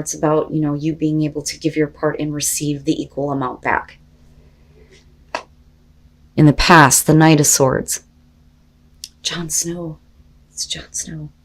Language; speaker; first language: English; native; English